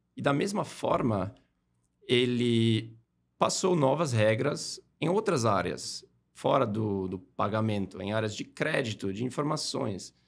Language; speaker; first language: Portuguese; non-native, fluent; German